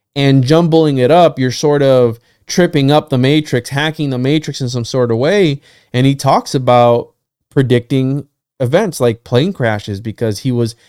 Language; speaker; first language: English; non-native, fluent; Spanish